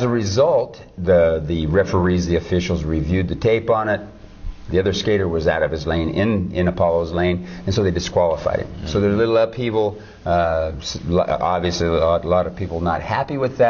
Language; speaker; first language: English; native; English